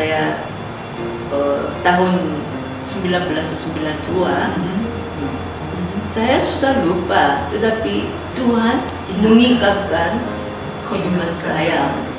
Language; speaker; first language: Indonesian; non-native, learner; Korean